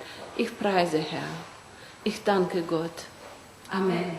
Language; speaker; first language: German; non-native, learner; Korean